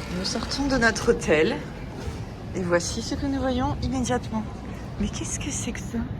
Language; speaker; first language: French; native; French